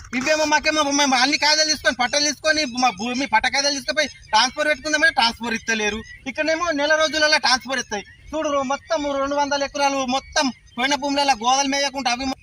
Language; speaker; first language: Telugu; native; Telugu